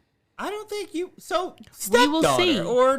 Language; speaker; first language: English; native; English